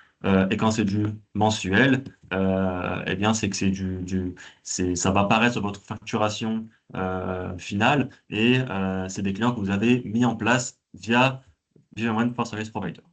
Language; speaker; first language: French; native; French